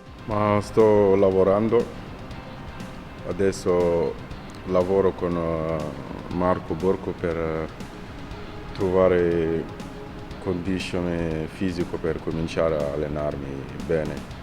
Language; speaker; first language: Italian; non-native, fluent; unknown